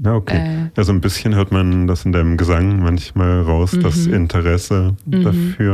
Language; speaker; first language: German; native; German